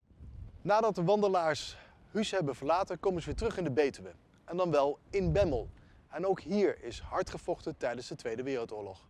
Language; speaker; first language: Dutch; native; Dutch